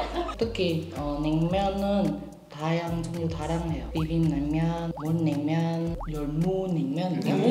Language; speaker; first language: Korean; non-native, fluent; Thai